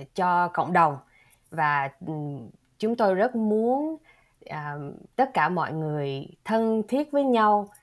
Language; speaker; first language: Vietnamese; early bilingual, heritage; Vietnamese